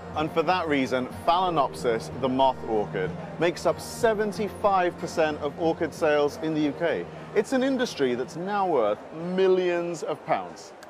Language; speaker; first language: English; native; English